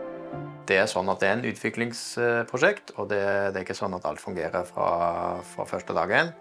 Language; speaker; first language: Norwegian; non-native, fluent; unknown